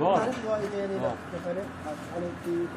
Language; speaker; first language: Arabic; native; Arabic